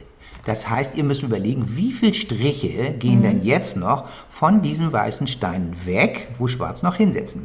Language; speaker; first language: German; native; German